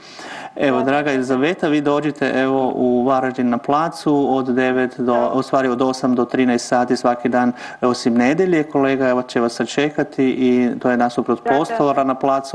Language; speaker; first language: Croatian; native; Croatian